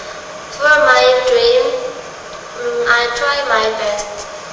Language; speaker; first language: English; non-native, learner; Korean